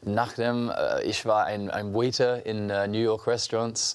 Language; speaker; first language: German; non-native, learner; English